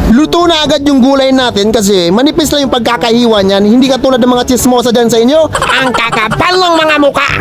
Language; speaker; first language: Filipino; non-native, local second language; Bikol